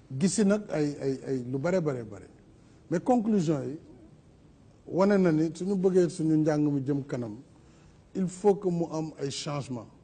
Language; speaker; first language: Wolof; non-native, local second language; Fula